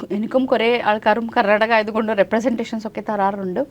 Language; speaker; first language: Malayalam; non-native, local second language; Kannada